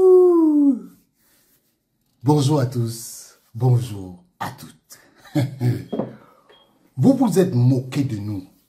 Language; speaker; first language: French; native; French